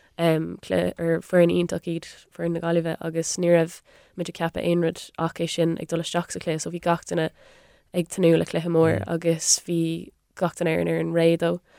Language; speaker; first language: Irish; non-native, local second language; English